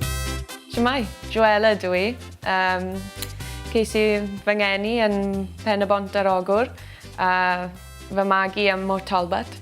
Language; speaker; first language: Welsh; non-native, local second language; English